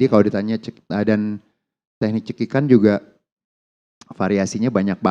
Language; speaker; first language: Indonesian; native; Indonesian